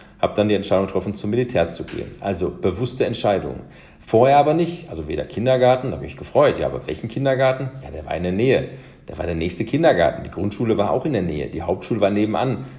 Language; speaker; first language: German; early bilingual, other home language; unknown